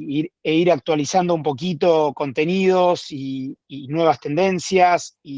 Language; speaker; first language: Spanish; native; Spanish